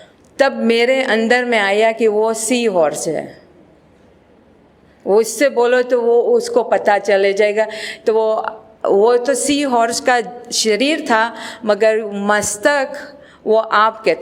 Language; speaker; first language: Hindi; non-native, local second language; Marathi